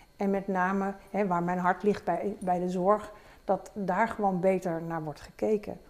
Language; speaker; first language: Dutch; native; Dutch